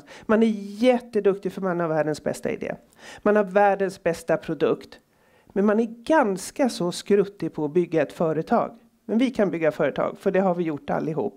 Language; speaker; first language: Swedish; native; Swedish